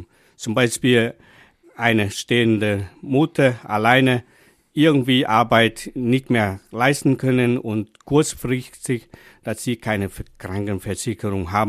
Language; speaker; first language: German; non-native, fluent; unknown